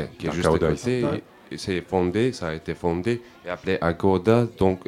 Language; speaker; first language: French; non-native, learner; Turkish